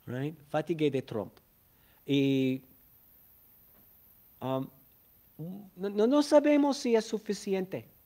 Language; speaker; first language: Spanish; non-native, fluent; English